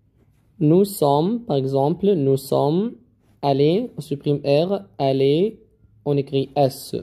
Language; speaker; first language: French; non-native, learner; Arabic